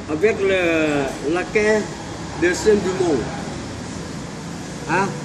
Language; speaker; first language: French; non-native, learner; Vietnamese